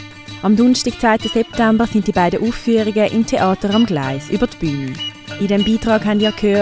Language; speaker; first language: German; native; German